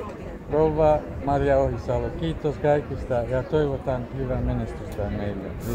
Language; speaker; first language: Finnish; non-native, learner; Kurdish